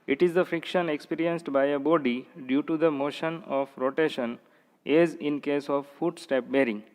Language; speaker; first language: English; non-native, local second language; Gujarati